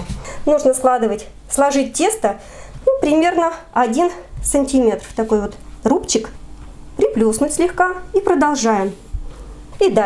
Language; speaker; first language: Russian; native; Russian